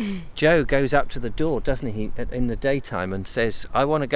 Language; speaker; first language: English; native; English